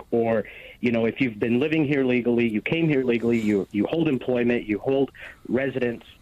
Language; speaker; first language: English; native; English